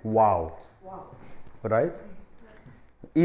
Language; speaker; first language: English; non-native, fluent; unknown